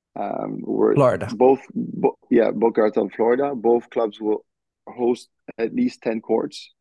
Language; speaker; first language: English; non-native, fluent; French